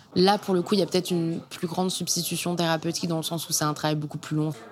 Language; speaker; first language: French; native; French